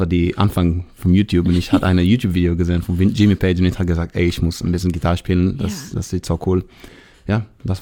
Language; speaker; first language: German; non-native, learner; Hebrew